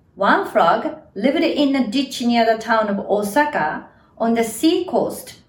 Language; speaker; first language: English; non-native, fluent; Japanese